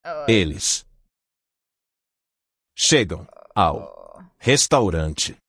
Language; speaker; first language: Portuguese; non-native, learner; English